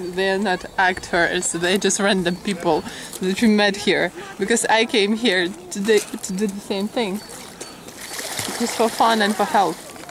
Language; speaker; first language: English; non-native, fluent; Russian